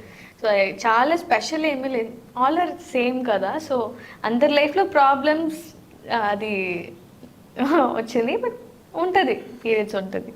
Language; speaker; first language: Telugu; non-native, learner; Tamil